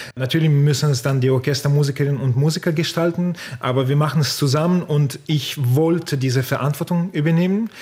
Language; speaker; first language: German; non-native, fluent; Russian